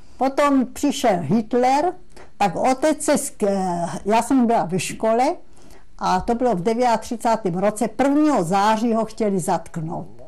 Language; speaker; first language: Czech; non-native, local second language; German